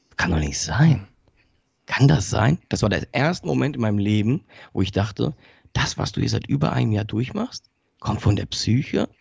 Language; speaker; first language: German; early bilingual, other home language; Polish